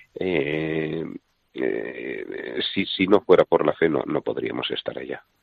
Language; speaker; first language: Spanish; native; Spanish